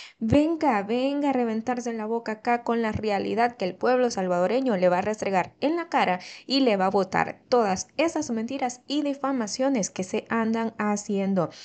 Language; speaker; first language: Spanish; native; Spanish